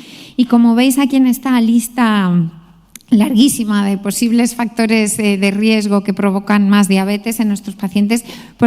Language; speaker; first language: Spanish; native; Spanish